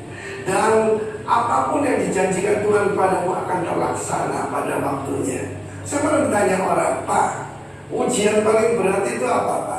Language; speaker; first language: Indonesian; native; Indonesian